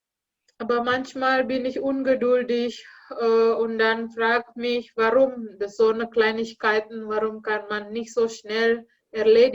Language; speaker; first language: German; non-native, learner; Indonesian